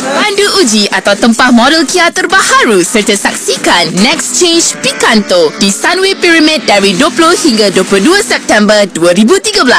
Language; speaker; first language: Malay; native; Malay